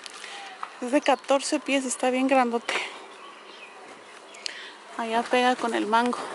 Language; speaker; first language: Spanish; native; Spanish